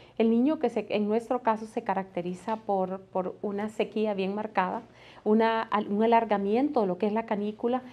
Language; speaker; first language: Spanish; native; Spanish